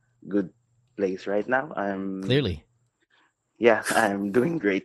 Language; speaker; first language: English; non-native, local second language; Filipino